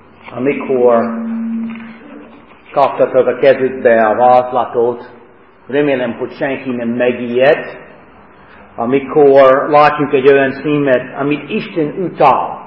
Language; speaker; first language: Hungarian; non-native, fluent; English